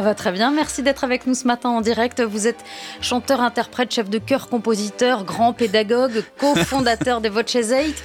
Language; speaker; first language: French; native; French